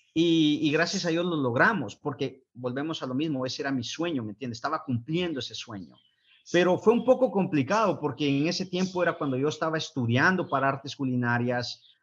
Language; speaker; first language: Spanish; native; Spanish